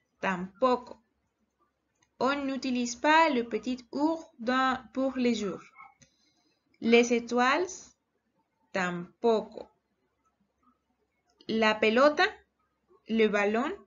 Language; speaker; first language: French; non-native, learner; Spanish